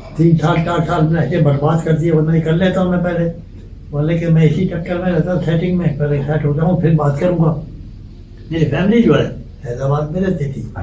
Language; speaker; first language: Urdu; native; Urdu